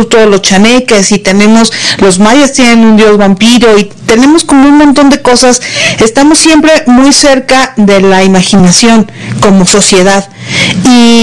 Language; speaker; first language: Spanish; native; Spanish